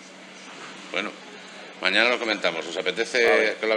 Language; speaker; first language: Spanish; native; Spanish